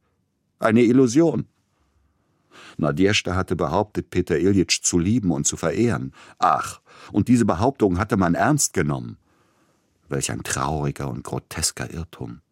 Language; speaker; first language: German; native; German